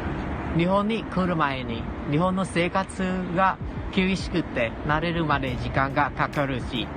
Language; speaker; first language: Japanese; non-native, learner; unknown